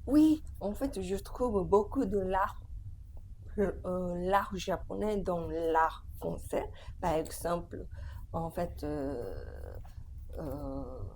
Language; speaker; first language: French; non-native, fluent; Japanese